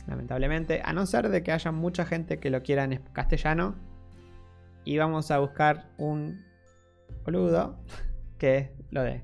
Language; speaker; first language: Spanish; native; Spanish